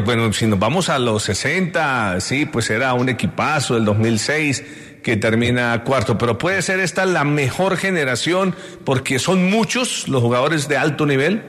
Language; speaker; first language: Spanish; native; Spanish